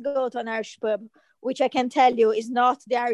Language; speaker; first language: English; non-native, fluent; Portuguese